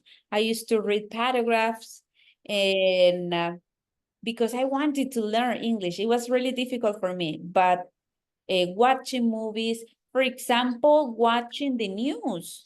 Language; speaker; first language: English; non-native, fluent; Spanish